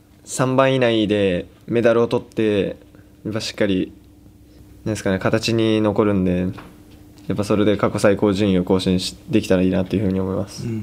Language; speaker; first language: Japanese; native; Japanese